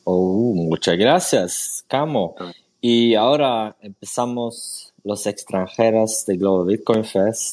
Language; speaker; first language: Spanish; non-native, fluent; Swedish